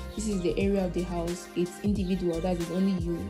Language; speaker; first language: English; non-native, local second language; Ibibio